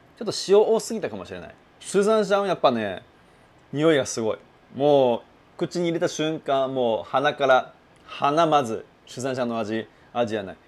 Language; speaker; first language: Japanese; non-native, fluent; Chinese